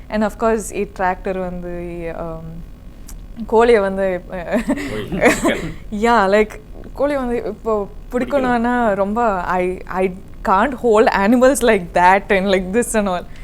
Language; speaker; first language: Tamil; non-native, learner; Kannada